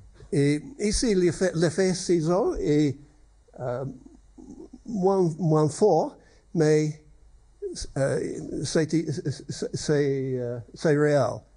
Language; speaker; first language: French; non-native, learner; English